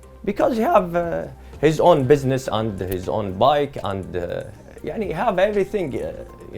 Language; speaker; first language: English; non-native, learner; Arabic